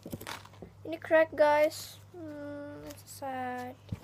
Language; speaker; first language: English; non-native, learner; Indonesian